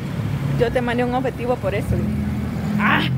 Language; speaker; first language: Spanish; native; Spanish